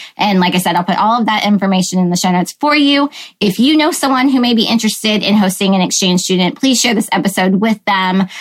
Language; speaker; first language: English; native; English